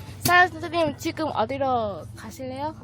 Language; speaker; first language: Korean; non-native, learner; Vietnamese